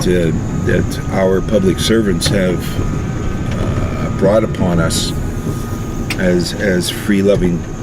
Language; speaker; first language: English; native; English